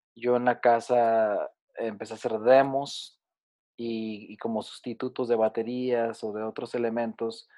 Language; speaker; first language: Spanish; native; Spanish